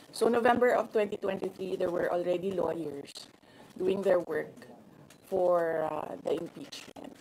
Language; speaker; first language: English; non-native, local second language; Filipino